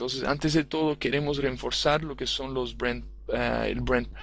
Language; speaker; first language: Spanish; non-native, fluent; Portuguese